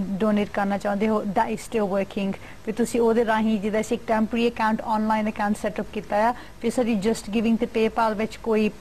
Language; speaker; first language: Punjabi; early bilingual, heritage; Punjabi